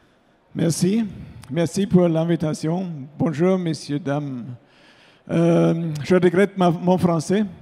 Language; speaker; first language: French; non-native, fluent; German